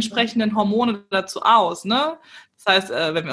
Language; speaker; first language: German; native; German